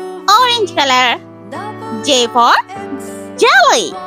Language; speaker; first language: English; non-native, learner; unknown